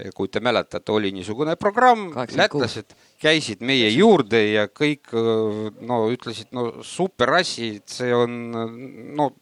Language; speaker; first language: Estonian; non-native, local second language; Russian